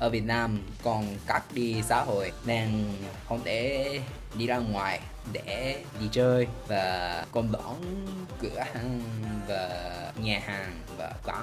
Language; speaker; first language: Vietnamese; non-native, learner; Japanese